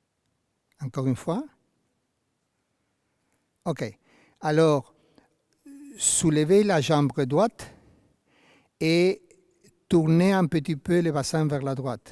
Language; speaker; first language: French; non-native, fluent; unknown